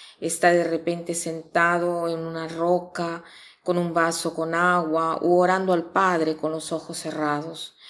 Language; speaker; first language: Spanish; non-native, fluent; Italian